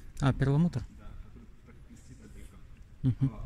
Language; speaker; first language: Russian; native; Russian